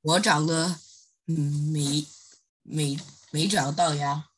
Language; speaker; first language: Chinese; non-native, learner; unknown